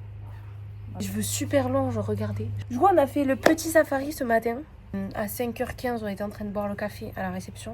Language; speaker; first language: French; native; French